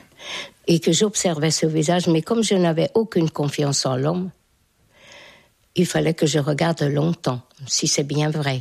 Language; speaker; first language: French; non-native, fluent; Hungarian